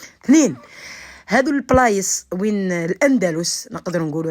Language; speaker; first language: Arabic; native; Arabic